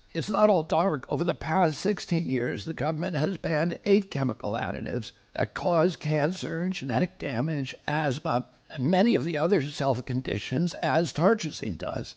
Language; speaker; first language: English; native; English